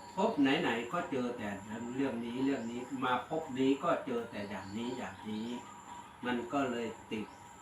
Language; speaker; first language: Thai; native; Thai